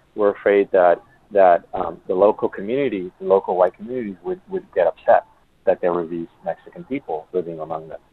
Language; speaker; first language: English; early bilingual, other home language; Spanish